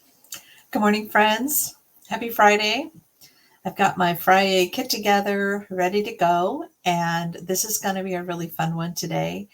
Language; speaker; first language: English; native; English